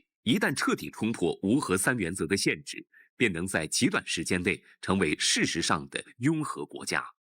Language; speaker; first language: Chinese; native; Chinese